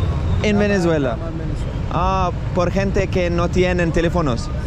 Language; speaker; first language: Spanish; non-native, learner; Arabic